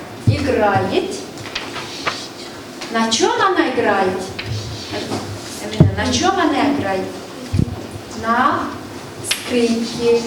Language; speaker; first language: Russian; non-native, fluent; Mongolian